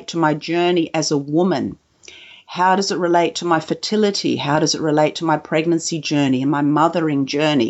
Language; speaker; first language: English; native; English